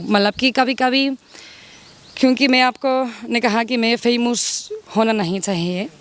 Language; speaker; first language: Hindi; non-native, learner; Spanish